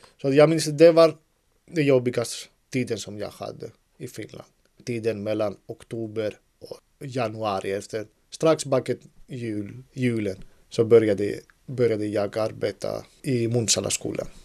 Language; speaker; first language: Swedish; non-native, fluent; Greek